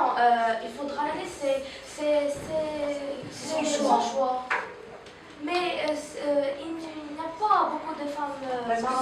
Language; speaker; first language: French; non-native, local second language; Arabic